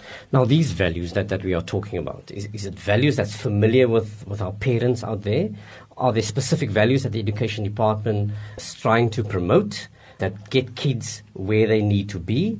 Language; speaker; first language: English; non-native, local second language; Afrikaans